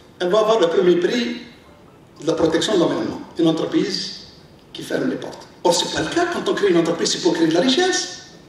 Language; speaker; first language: French; non-native, local second language; Arabic